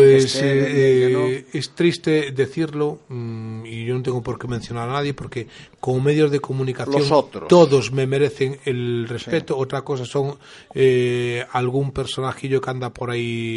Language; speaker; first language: Spanish; native; Spanish